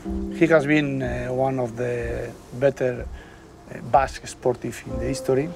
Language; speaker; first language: English; non-native, learner; Spanish